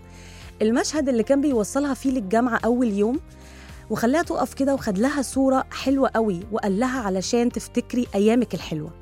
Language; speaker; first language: Arabic; native; Arabic